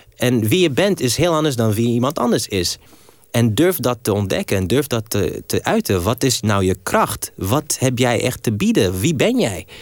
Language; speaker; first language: Dutch; early bilingual, heritage; Dutch